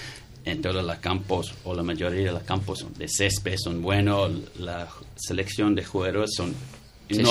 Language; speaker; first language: Spanish; non-native, learner; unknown